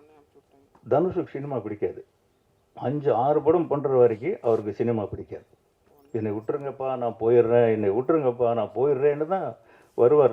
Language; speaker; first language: Tamil; native; Tamil